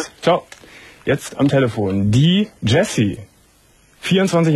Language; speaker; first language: German; native; German